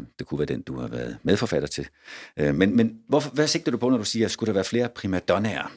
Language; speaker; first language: Danish; native; Danish